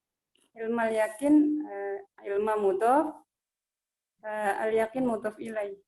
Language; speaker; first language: Arabic; non-native, learner; Indonesian